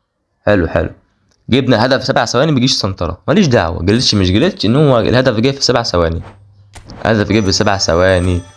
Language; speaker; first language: Arabic; native; Arabic